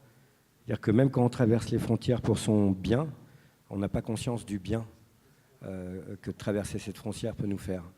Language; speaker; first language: French; native; French